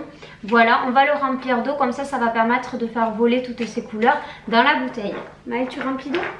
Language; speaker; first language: French; native; French